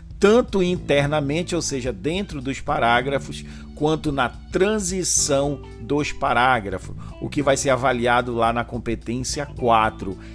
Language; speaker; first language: Portuguese; native; Portuguese